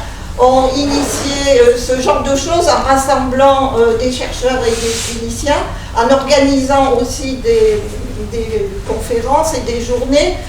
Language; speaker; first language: French; native; French